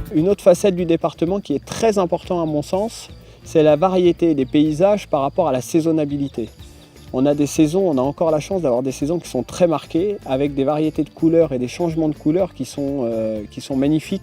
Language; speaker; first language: French; native; French